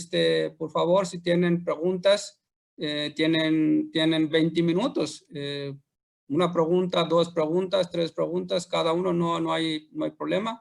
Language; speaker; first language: Spanish; non-native, fluent; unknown